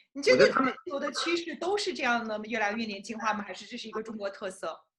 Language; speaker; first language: Chinese; native; Chinese